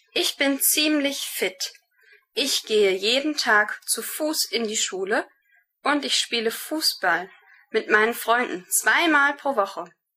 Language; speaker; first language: German; non-native, learner; English